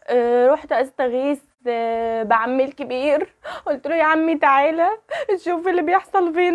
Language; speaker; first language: Arabic; native; Arabic